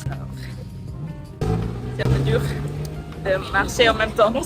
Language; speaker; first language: French; non-native, learner; Thai